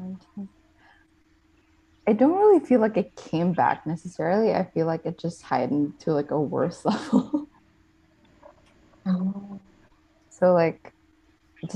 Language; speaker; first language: English; non-native, local second language; Filipino